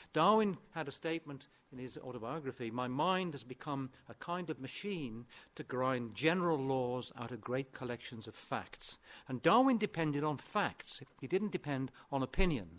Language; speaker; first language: English; non-native, local second language; Welsh